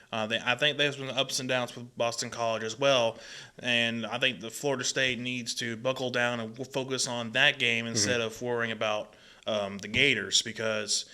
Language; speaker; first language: English; native; English